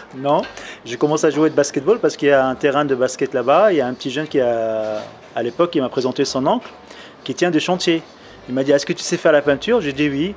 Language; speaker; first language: French; non-native, fluent; Arabic